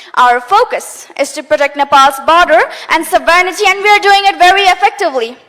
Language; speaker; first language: English; non-native, local second language; Nepali